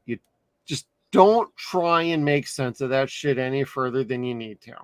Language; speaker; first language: English; native; English